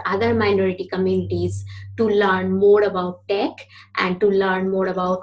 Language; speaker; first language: English; non-native, local second language; Bangla